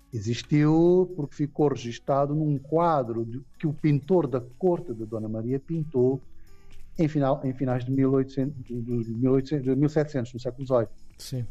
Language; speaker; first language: Portuguese; non-native, local second language; Kabuverdianu